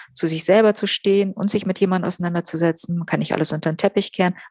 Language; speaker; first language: German; native; German